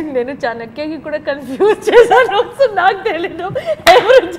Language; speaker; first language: Telugu; non-native, learner; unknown